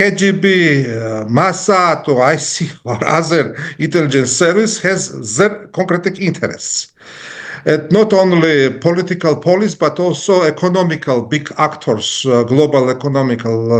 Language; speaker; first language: English; non-native, learner; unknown